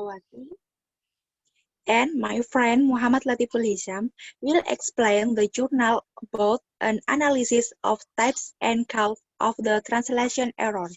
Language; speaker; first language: English; non-native, learner; Indonesian